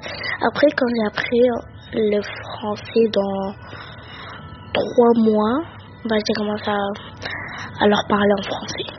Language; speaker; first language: French; early bilingual, other home language; Arabic